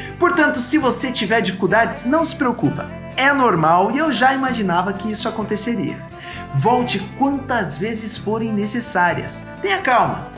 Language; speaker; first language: Portuguese; native; Portuguese